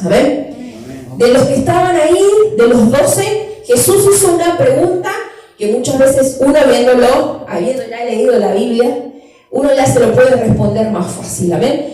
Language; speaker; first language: Spanish; native; Spanish